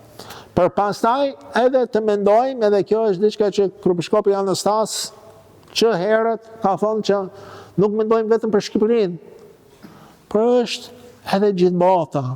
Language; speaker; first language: Albanian; non-native, fluent; English